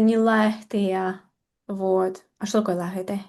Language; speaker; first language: Finnish; non-native, fluent; Russian